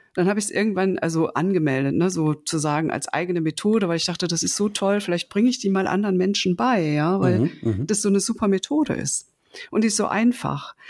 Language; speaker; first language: German; native; German